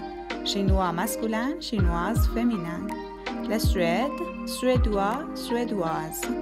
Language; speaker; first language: French; non-native, fluent; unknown